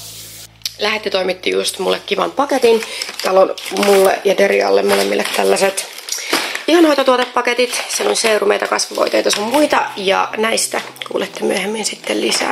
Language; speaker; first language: Finnish; native; Finnish